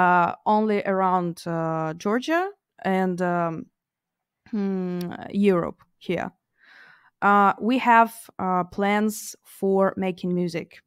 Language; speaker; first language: English; non-native, fluent; Russian